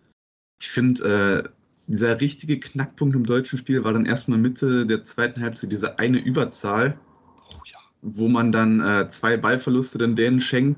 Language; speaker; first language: German; native; German